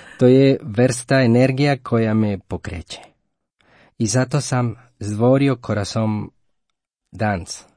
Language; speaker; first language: Croatian; non-native, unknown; Spanish